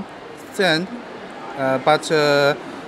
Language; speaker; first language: English; non-native, learner; Chinese